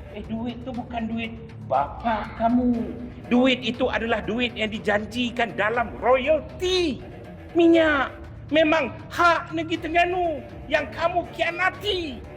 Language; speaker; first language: Malay; native; Malay